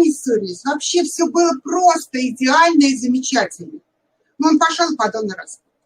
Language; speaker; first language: Russian; native; Russian